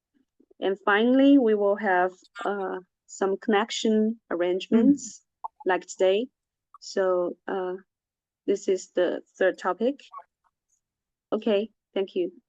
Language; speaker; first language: English; non-native, fluent; Chinese